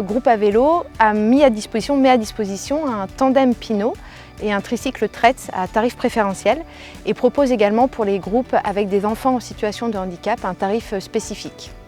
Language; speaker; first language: French; native; French